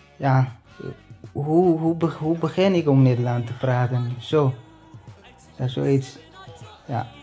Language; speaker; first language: Dutch; non-native, learner; Tigrinya